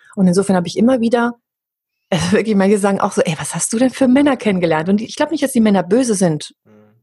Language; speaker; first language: German; native; German